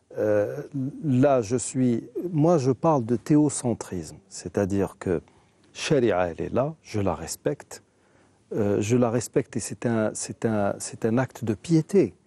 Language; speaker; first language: French; non-native, local second language; Arabic